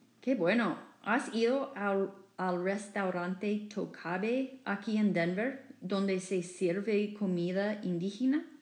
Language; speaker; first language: Spanish; non-native, fluent; English